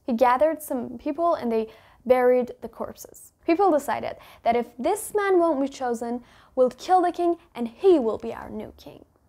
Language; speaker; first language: English; non-native, fluent; Persian